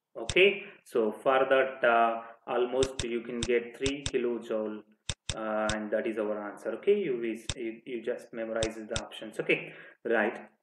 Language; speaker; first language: English; non-native, local second language; Telugu